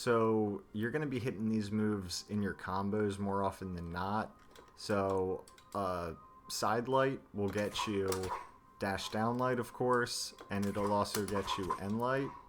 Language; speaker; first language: English; native; English